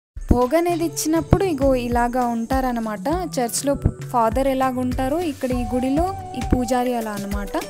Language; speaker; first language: Telugu; non-native, local second language; Lambadi